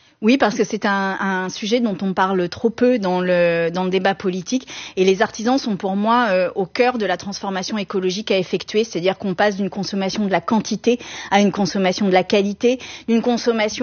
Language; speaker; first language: French; native; French